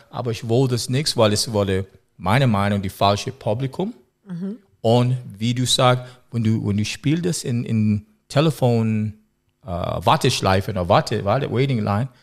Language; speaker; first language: German; non-native, learner; English